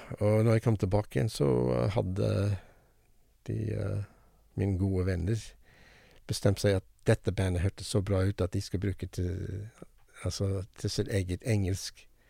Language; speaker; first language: Norwegian; non-native, fluent; English